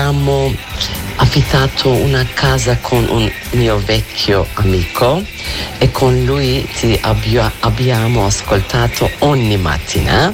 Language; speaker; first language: Italian; non-native, learner; Turkish